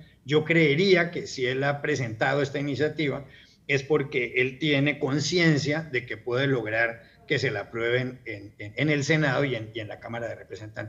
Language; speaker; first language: Spanish; native; Spanish